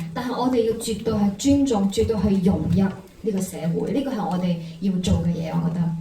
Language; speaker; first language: Cantonese; non-native, fluent; Chinese